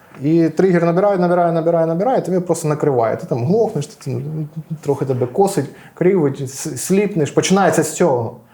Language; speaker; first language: Ukrainian; non-native, local second language; Russian